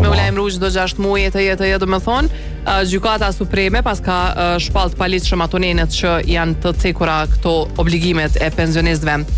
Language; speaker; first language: Albanian; native; Albanian